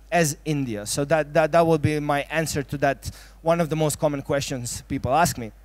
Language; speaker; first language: English; non-native, fluent; Croatian